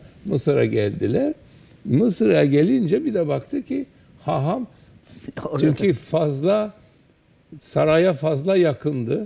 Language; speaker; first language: Turkish; early bilingual, heritage; Turkish